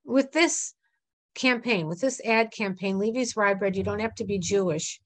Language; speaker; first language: English; native; English